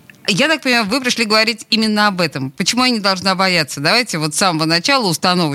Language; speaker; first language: Russian; native; Russian